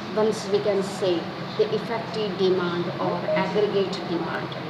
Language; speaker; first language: English; non-native, local second language; Gujarati